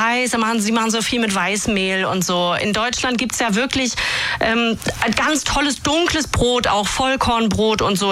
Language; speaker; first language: German; native; German